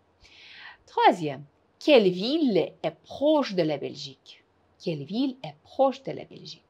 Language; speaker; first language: French; non-native, fluent; Uzbek